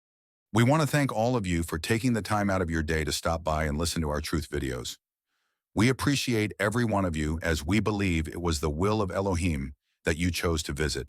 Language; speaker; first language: English; native; English